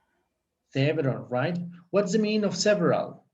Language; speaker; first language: English; non-native, fluent; Spanish